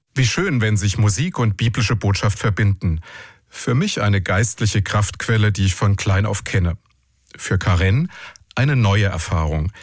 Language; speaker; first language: German; native; German